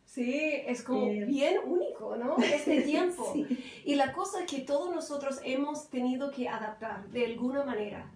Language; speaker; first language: Spanish; non-native, fluent; English